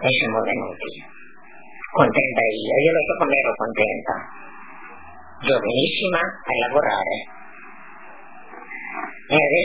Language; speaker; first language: Italian; non-native, local second language; Friulian